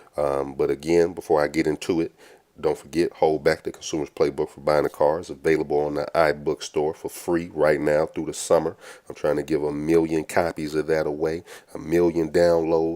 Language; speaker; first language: English; native; English